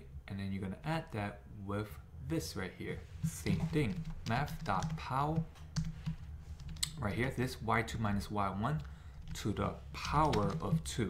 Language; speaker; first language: English; native; English